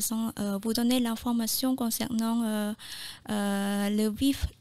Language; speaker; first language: French; non-native, fluent; Khmer